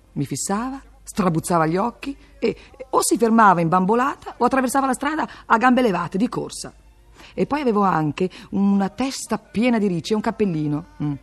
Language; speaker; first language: Italian; native; Italian